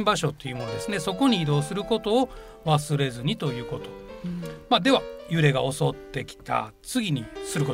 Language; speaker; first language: Japanese; native; Japanese